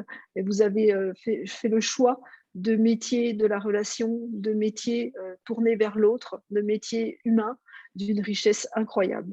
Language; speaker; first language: French; native; French